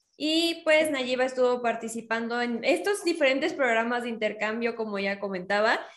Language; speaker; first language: Spanish; native; Spanish